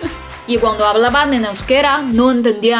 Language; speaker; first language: Spanish; non-native, fluent; Chinese